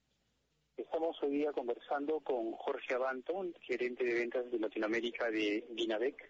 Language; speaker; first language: Spanish; native; Spanish